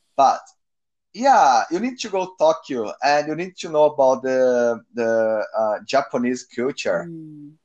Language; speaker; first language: English; non-native, learner; Portuguese